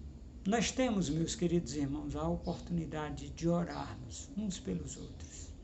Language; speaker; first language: Portuguese; native; Portuguese